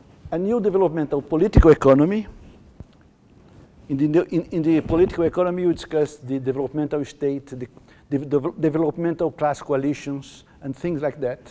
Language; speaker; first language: English; non-native, fluent; Portuguese